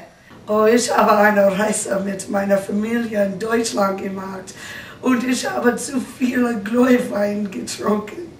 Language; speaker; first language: German; non-native, learner; English